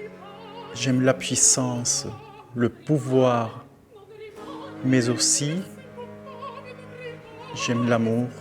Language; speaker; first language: French; non-native, fluent; Spanish